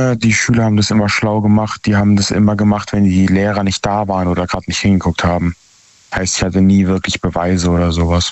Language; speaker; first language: German; native; German